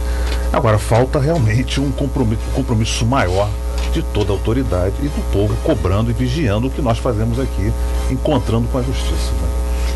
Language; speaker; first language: Portuguese; native; Portuguese